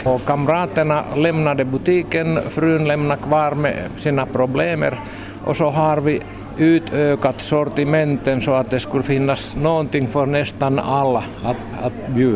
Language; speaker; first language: Swedish; non-native, local second language; Finnish